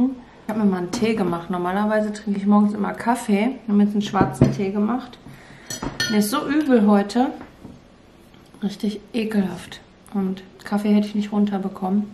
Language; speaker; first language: German; native; German